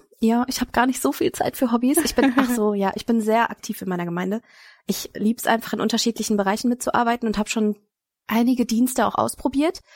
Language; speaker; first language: German; native; German